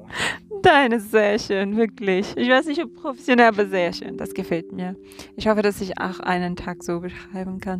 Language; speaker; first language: German; non-native, learner; Arabic